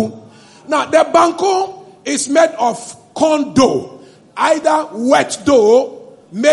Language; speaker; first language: English; non-native, local second language; Ewe